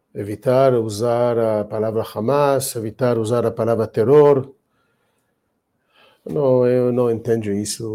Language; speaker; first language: Portuguese; non-native, learner; Hebrew